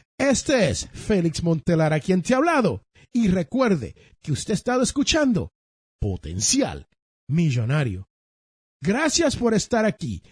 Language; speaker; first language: Spanish; early bilingual, heritage; Spanish